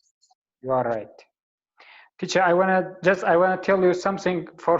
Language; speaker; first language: English; non-native, learner; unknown